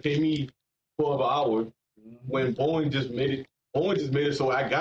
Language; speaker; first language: English; native; English